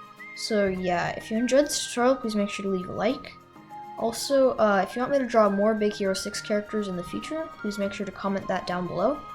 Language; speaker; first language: English; native; English